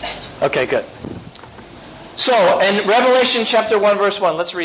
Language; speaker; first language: English; native; English